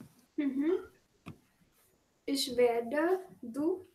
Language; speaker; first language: German; non-native, learner; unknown